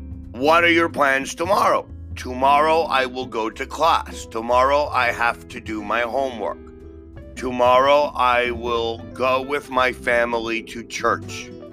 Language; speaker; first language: English; native; English